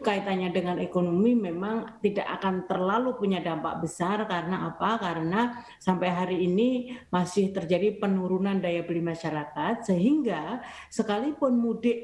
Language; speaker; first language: Indonesian; native; Indonesian